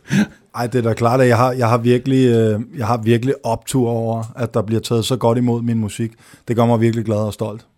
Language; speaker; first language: Danish; native; Danish